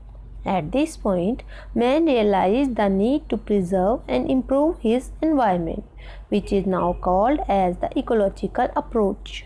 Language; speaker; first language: English; non-native, local second language; Hindi